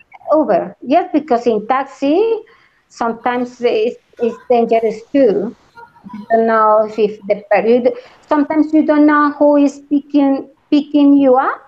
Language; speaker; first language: English; non-native, learner; Spanish